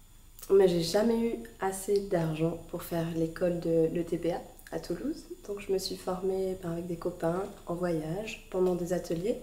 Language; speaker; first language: French; native; French